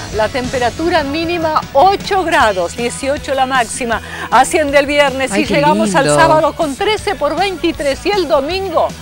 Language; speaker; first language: Spanish; native; Spanish